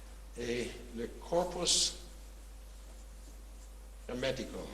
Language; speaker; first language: French; non-native, fluent; English